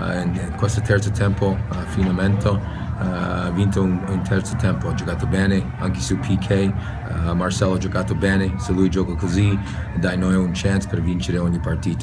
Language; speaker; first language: Italian; non-native, learner; English